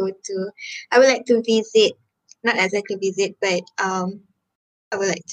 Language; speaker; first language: English; non-native, local second language; Malay